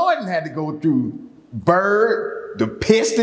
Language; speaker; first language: English; native; English